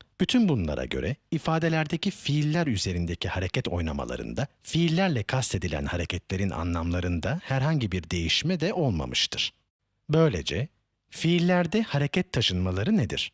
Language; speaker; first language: Turkish; native; Turkish